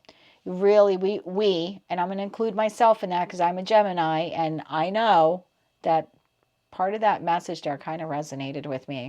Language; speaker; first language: English; native; English